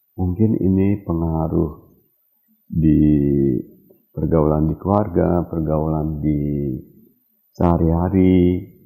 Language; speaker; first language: Indonesian; native; Indonesian